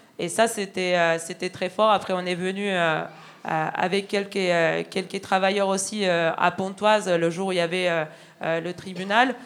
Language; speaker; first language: French; non-native, fluent; Spanish